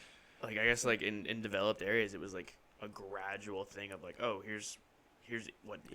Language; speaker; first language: English; native; English